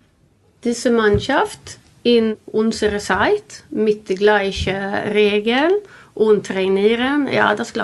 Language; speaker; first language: German; non-native, learner; Swedish